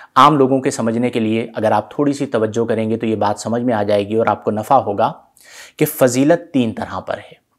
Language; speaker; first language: Urdu; native; Urdu